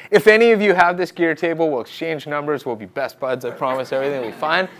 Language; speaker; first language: English; native; English